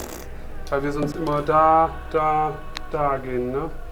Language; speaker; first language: German; native; German